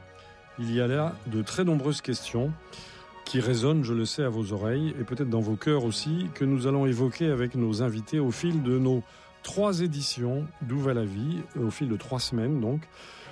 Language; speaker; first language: French; native; French